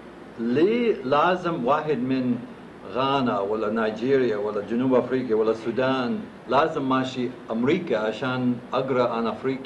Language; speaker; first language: Arabic; non-native, fluent; English